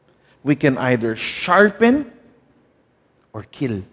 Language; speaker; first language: English; non-native, local second language; Filipino